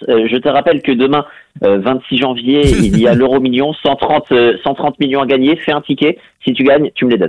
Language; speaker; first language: French; native; French